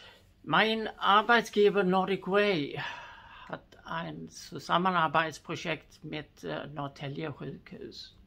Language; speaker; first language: German; non-native, fluent; Swedish